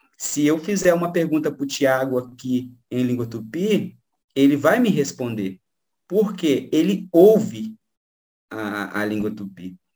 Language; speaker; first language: Portuguese; native; Portuguese